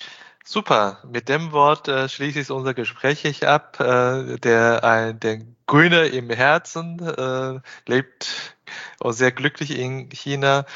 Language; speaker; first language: German; non-native, fluent; Chinese